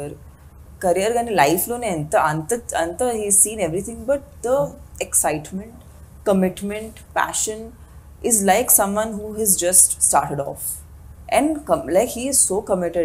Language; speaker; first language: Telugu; non-native, fluent; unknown